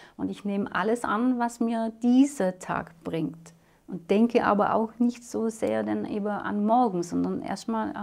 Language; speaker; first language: German; native; German